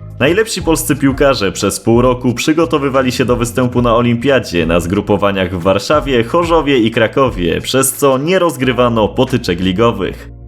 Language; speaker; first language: Polish; native; Polish